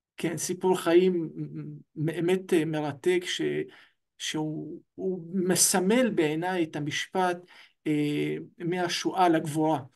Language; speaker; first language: Hebrew; non-native, local second language; Arabic